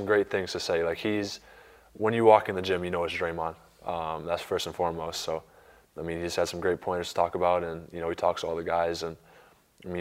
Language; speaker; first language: English; native; English